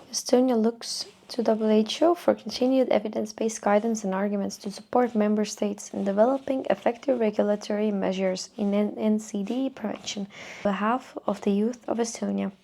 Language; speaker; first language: English; non-native, fluent; Estonian